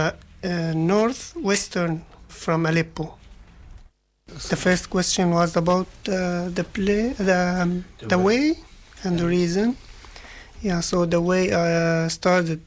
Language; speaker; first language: English; non-native, fluent; Arabic